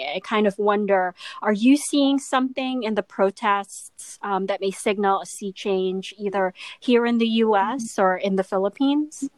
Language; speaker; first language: English; non-native, local second language; Filipino